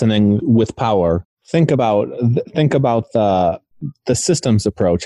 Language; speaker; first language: English; native; English